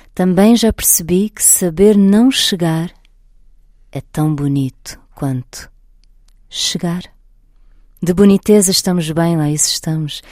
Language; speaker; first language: Portuguese; native; Portuguese